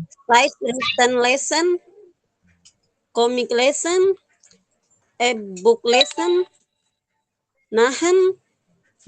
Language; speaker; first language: German; non-native, learner; Indonesian